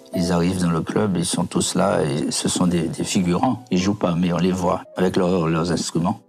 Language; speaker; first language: French; native; French